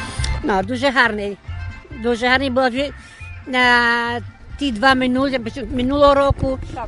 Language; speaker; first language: Ukrainian; early bilingual, heritage; Ukrainian